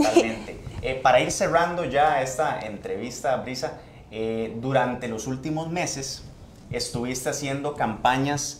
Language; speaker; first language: Spanish; native; Spanish